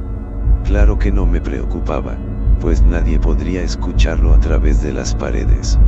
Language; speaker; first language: Spanish; native; Spanish